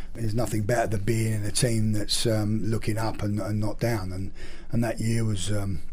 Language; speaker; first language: English; native; English